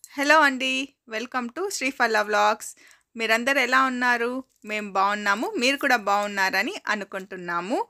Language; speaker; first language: Telugu; non-native, local second language; Kannada